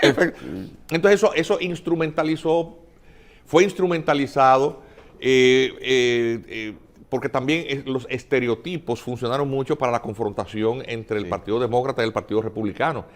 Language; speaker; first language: Spanish; native; Spanish